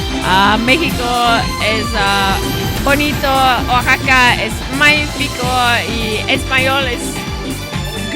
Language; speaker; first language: Spanish; non-native, learner; English